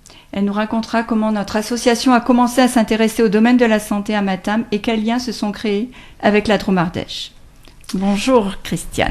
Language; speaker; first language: French; native; French